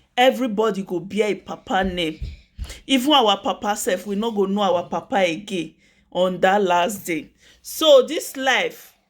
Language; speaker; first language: Nigerian Pidgin; native; Nigerian Pidgin